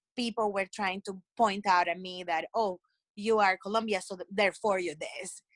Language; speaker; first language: English; non-native, fluent; Spanish